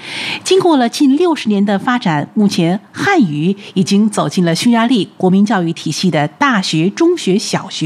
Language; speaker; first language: Chinese; native; Chinese